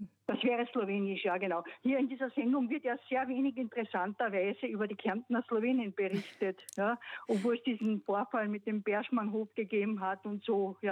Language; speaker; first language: German; non-native, local second language; Slovenian